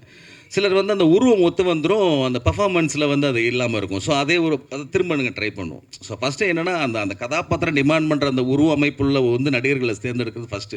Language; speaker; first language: Tamil; native; Tamil